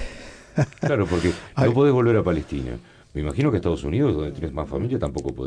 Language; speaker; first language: Spanish; native; Spanish